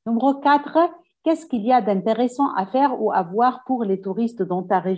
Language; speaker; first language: French; non-native, fluent; Arabic